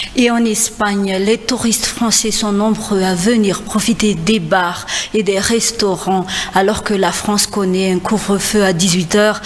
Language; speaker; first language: French; non-native, local second language; Malagasy